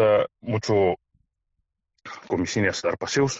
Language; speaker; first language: Spanish; non-native, fluent; Bulgarian